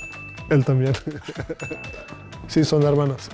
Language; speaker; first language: Spanish; non-native, fluent; Serbian